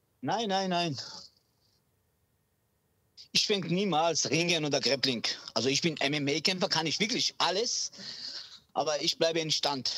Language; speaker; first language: German; non-native, learner; Georgian